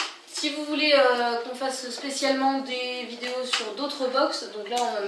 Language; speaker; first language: French; native; French